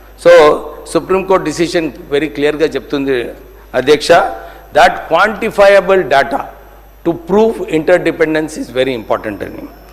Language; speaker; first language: English; non-native, local second language; Telugu